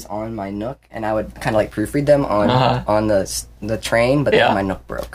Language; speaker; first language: English; native; English